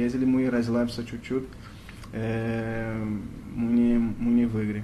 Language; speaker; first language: Russian; non-native, learner; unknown